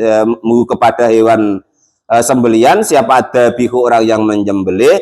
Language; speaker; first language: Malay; non-native, local second language; Javanese